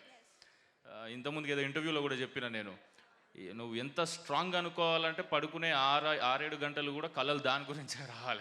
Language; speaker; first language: Telugu; native; Telugu